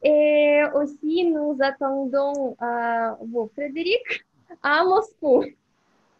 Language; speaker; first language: French; non-native, learner; Russian